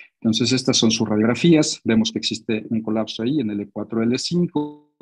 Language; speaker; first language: Spanish; native; Spanish